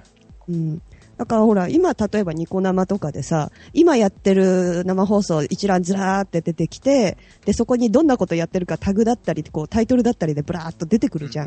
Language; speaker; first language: Japanese; native; Japanese